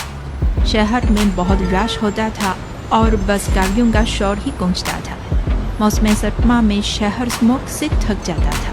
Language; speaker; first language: Urdu; non-native, fluent; Chinese